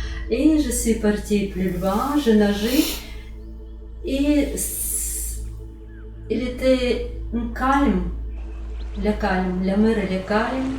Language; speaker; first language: French; non-native, learner; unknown